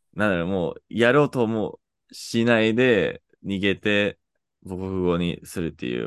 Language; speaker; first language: Japanese; non-native, fluent; English